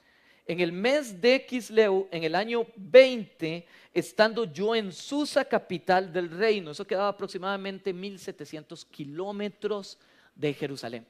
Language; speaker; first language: Spanish; native; Spanish